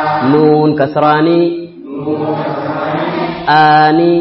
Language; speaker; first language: Arabic; non-native, fluent; Swahili